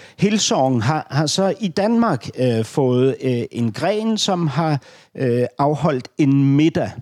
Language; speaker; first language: Danish; native; Danish